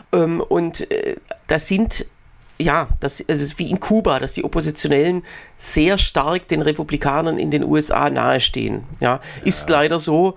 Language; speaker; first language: German; native; German